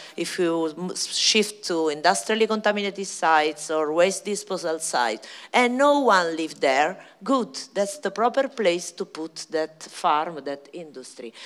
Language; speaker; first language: English; non-native, fluent; Italian